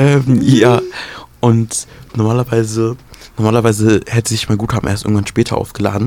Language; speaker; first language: German; native; German